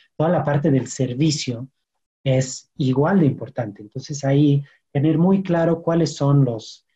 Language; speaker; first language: Spanish; non-native, fluent; French